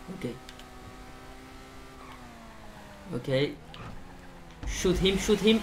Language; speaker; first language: English; non-native, learner; French